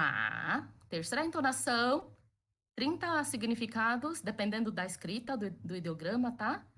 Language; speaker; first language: Portuguese; early bilingual, other home language; Chinese